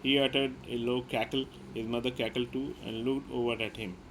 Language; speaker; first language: English; non-native, local second language; Hindi